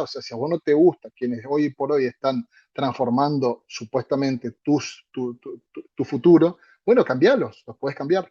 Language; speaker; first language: Spanish; native; Spanish